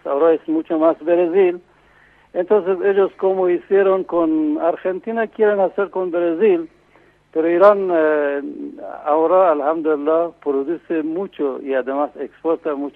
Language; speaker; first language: Spanish; non-native, fluent; Persian